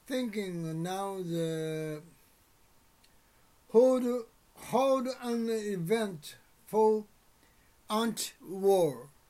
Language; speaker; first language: English; non-native, learner; Japanese